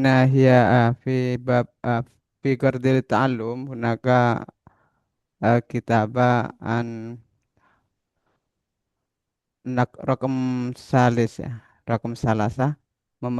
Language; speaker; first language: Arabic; non-native, learner; Indonesian